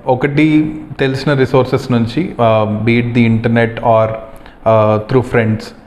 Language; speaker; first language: English; non-native, local second language; Telugu